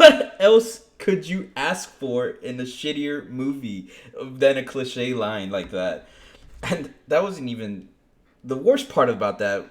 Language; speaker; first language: English; native; English